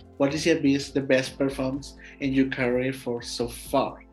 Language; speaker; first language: English; non-native, learner; Spanish